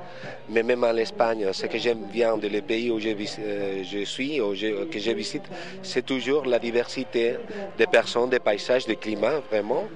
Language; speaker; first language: French; non-native, fluent; Spanish